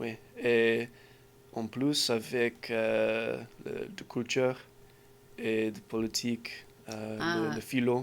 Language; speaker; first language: French; non-native, learner; English